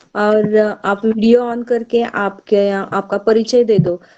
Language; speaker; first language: Hindi; non-native, local second language; Marathi